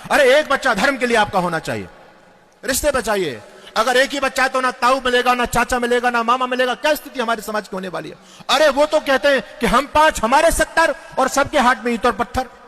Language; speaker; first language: Hindi; native; Hindi